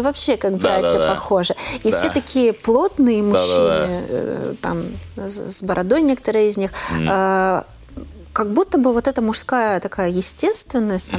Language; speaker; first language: Russian; native; Russian